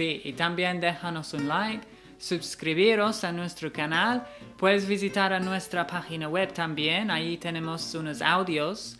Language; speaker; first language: Spanish; non-native, fluent; English